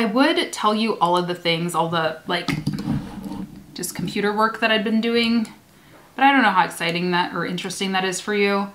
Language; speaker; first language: English; native; English